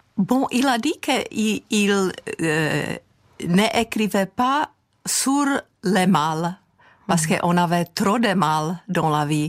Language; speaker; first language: French; non-native, fluent; Czech